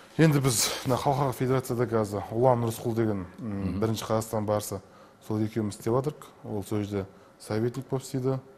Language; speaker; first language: Kazakh; native; Kazakh